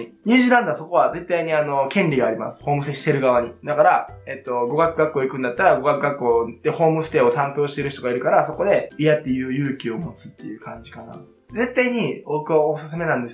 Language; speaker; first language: Japanese; native; Japanese